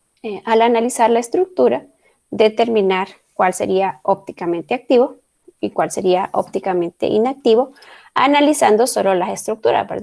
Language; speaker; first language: Spanish; native; Spanish